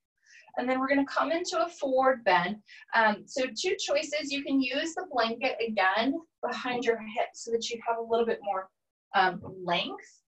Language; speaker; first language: English; native; English